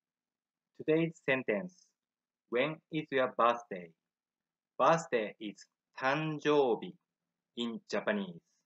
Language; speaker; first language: English; non-native, fluent; Japanese